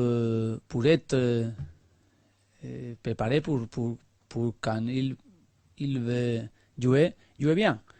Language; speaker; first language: French; non-native, learner; Spanish